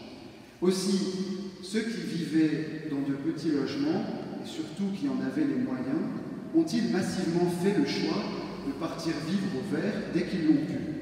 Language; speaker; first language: French; native; French